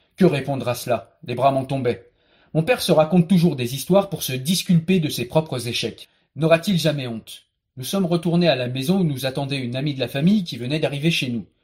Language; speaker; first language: French; native; French